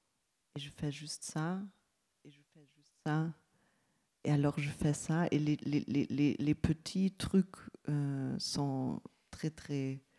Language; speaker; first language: French; non-native, fluent; German